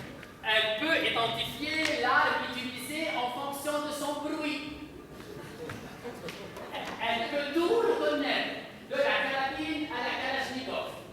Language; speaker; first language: French; non-native, local second language; Arabic